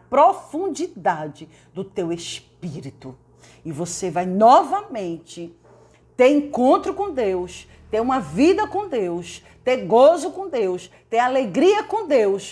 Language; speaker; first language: Portuguese; native; Portuguese